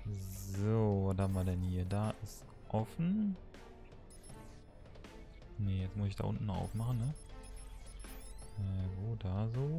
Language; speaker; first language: German; native; German